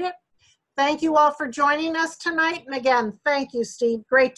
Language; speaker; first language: English; native; English